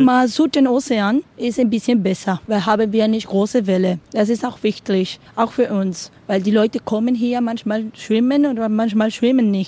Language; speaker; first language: German; non-native, learner; Spanish